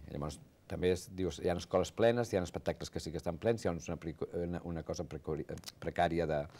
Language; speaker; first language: Catalan; native; Catalan